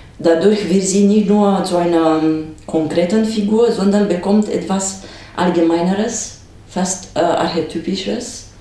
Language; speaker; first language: German; non-native, fluent; Romanian